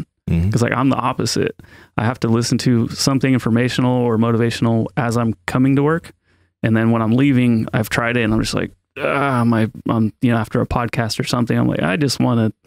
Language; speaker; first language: English; native; English